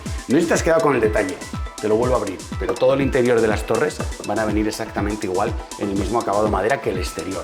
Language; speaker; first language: Spanish; native; Spanish